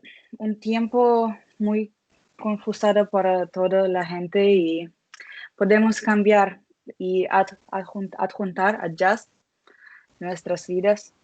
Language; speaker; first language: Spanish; non-native, learner; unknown